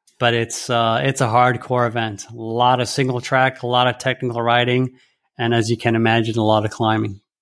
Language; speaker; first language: English; early bilingual, heritage; English